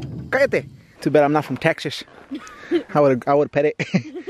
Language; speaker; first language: English; early bilingual, other home language; Spanish